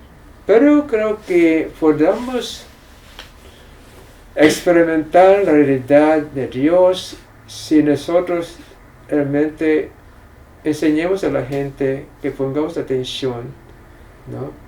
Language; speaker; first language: Spanish; non-native, fluent; English